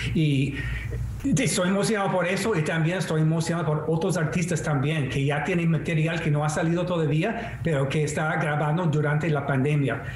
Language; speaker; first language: Spanish; non-native, fluent; English